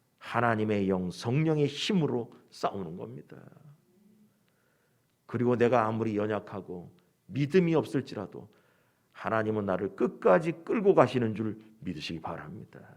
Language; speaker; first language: Korean; native; Korean